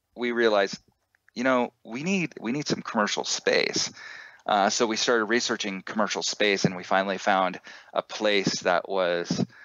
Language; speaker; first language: English; native; English